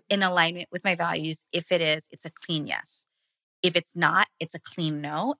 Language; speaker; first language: English; native; English